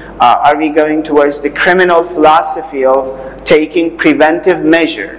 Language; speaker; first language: English; non-native, fluent; Persian